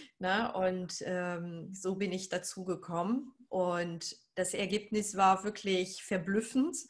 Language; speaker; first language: German; non-native, fluent; French